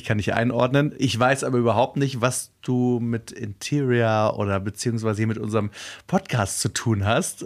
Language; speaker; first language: German; native; German